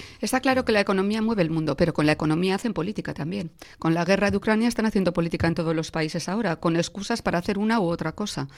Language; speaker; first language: Spanish; native; Spanish